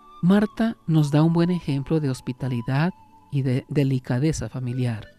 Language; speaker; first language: Spanish; native; Spanish